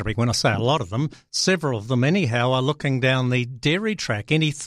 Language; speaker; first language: English; native; English